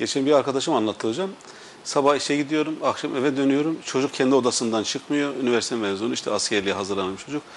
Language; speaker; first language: Turkish; native; Turkish